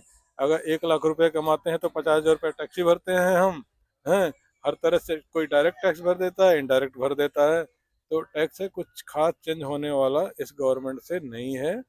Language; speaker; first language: Hindi; native; Hindi